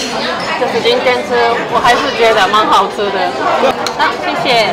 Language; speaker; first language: Chinese; non-native, fluent; Japanese